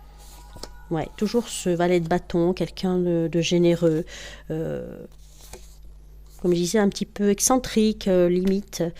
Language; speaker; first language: French; native; French